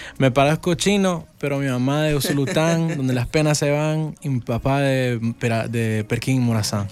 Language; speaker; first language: Spanish; early bilingual, heritage; Spanish